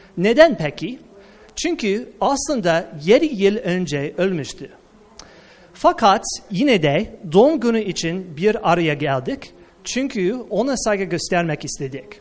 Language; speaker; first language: Turkish; non-native, fluent; English